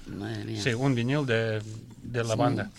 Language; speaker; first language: Spanish; non-native, learner; Russian